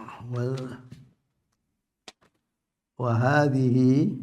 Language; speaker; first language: Arabic; non-native, fluent; English